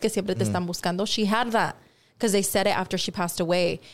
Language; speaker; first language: English; early bilingual, other home language; Spanish